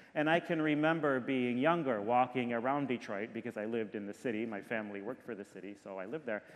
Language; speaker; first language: English; native; English